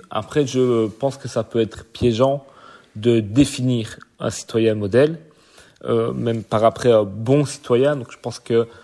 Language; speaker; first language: French; native; French